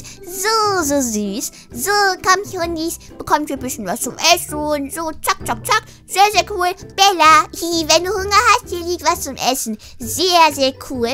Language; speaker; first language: German; native; German